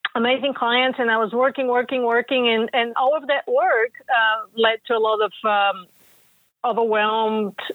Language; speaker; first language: English; non-native, fluent; Bulgarian